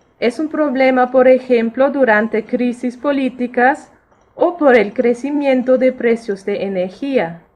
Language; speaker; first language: Spanish; non-native, fluent; German